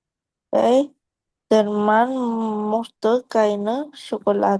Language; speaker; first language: German; non-native, learner; Indonesian